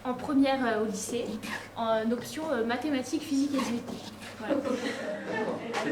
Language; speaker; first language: French; native; French